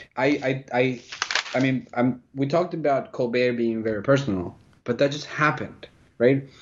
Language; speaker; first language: English; non-native, fluent; Spanish